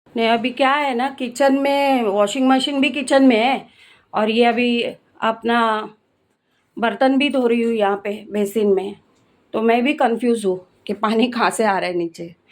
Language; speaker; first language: Hindi; non-native, local second language; Marathi